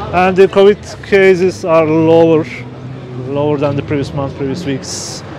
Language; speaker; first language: English; non-native, fluent; Turkish